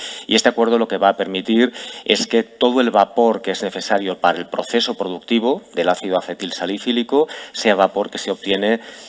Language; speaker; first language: Spanish; native; Spanish